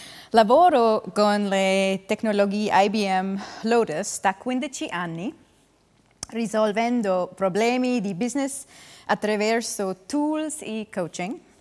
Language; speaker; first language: Italian; non-native, learner; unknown